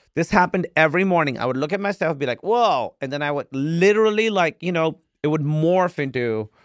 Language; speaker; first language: English; non-native, local second language; Urdu